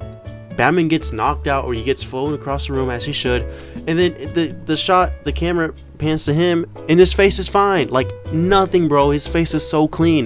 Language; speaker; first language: English; native; English